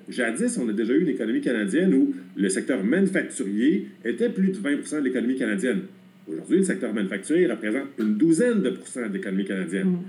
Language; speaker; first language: French; native; French